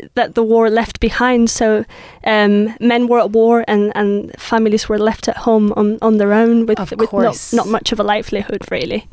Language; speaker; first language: English; non-native, fluent; Spanish